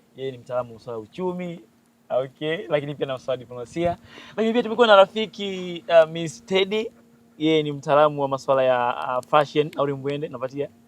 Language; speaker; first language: Swahili; native; Swahili